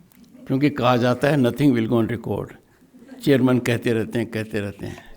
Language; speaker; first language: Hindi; native; Hindi